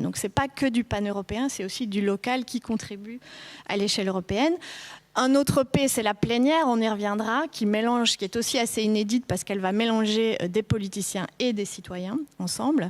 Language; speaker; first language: French; native; French